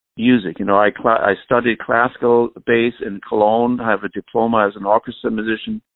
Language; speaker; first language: English; non-native, fluent; German